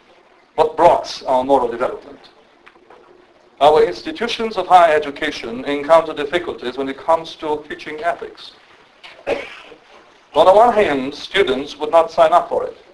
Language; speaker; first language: English; non-native, fluent; Romanian